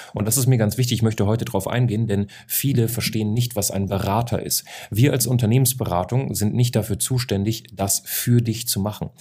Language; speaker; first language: German; native; German